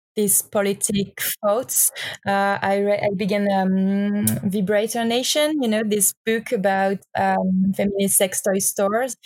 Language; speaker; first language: English; non-native, learner; French